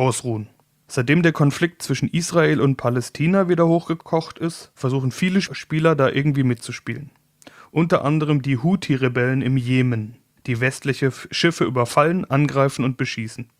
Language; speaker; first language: German; native; German